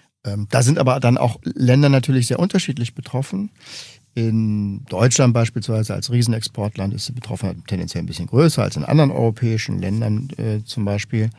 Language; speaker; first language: German; native; German